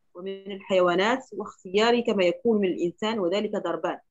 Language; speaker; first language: Arabic; non-native, fluent; Chinese